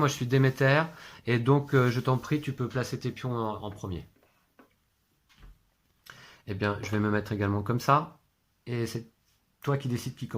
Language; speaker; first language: French; native; French